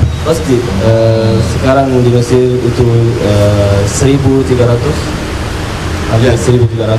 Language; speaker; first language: Indonesian; non-native, fluent; Arabic